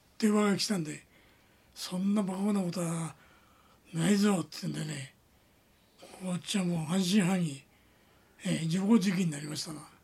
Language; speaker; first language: Japanese; native; Japanese